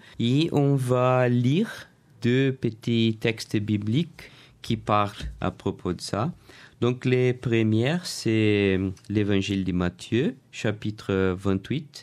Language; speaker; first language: French; non-native, learner; Portuguese